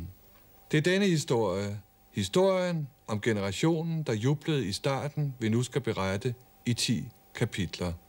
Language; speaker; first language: Danish; native; Danish